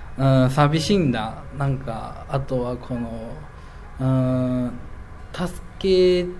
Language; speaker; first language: Japanese; non-native, fluent; Chinese